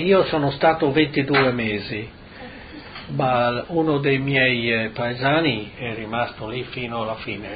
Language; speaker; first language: Italian; native; Italian